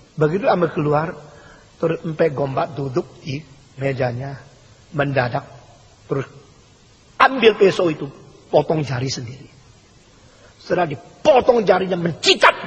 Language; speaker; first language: Indonesian; early bilingual, other home language; Min Nan Chinese